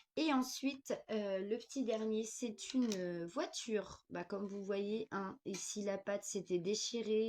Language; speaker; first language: French; native; French